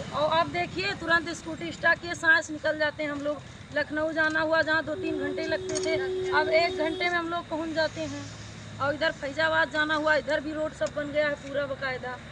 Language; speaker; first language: Hindi; native; Hindi